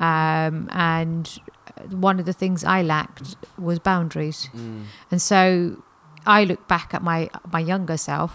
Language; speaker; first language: English; native; English